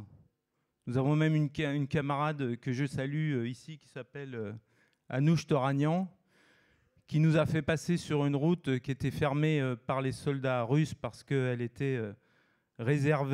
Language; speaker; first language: French; native; French